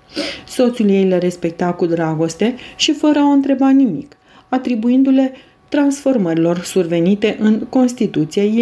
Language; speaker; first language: Romanian; native; Romanian